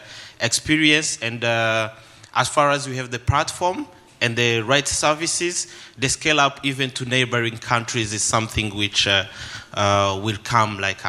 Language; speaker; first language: English; non-native, local second language; Kinyarwanda